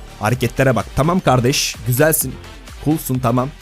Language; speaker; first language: Turkish; native; Turkish